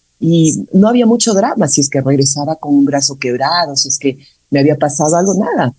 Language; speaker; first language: Spanish; native; Spanish